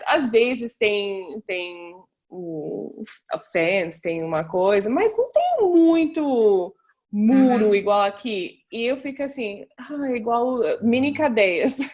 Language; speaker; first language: Portuguese; non-native, fluent; English